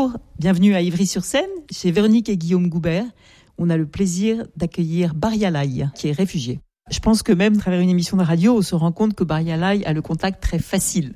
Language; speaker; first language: French; native; French